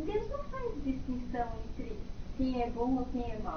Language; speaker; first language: Spanish; non-native, learner; Portuguese